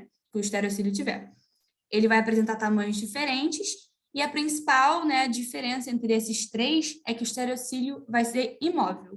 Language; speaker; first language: Portuguese; native; Portuguese